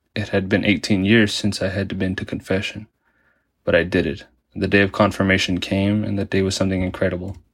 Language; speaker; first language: English; early bilingual, other home language; Spanish